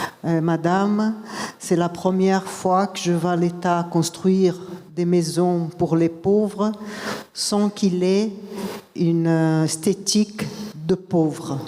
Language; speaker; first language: French; non-native, fluent; Portuguese